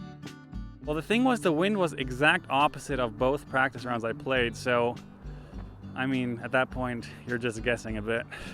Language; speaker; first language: English; non-native, fluent; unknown